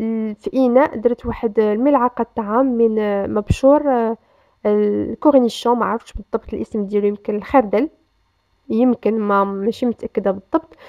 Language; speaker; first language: Arabic; native; Arabic